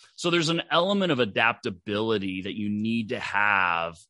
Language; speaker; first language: English; native; English